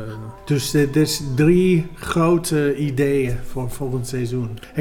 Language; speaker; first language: Dutch; non-native, fluent; English